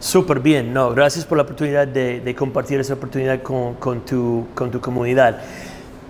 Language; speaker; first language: Spanish; non-native, fluent; English